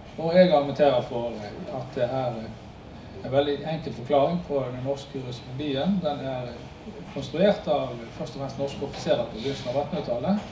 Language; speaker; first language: Norwegian; native; Norwegian